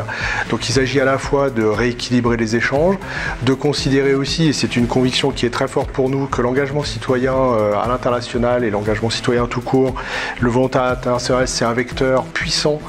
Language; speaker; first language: French; native; French